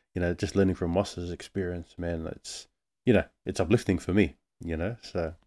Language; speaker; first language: English; native; English